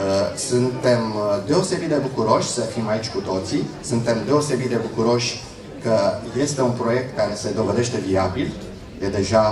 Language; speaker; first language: Romanian; native; Romanian